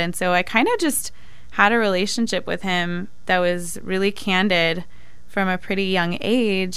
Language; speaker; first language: English; native; English